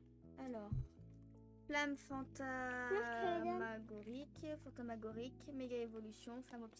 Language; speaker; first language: French; native; French